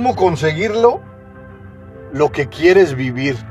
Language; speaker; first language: Spanish; native; Spanish